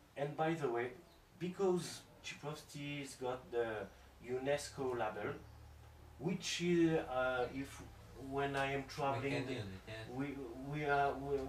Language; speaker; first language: English; non-native, fluent; French